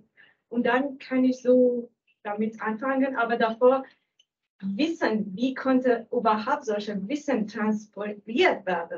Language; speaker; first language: German; non-native, learner; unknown